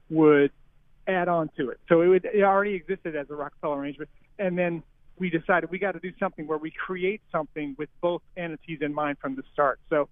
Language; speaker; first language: English; native; English